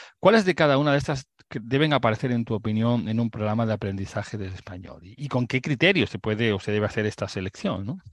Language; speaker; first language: Spanish; native; Spanish